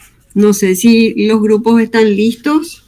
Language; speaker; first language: Spanish; native; Spanish